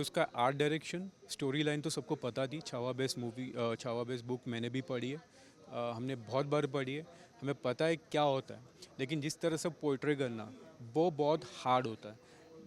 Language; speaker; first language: Hindi; native; Hindi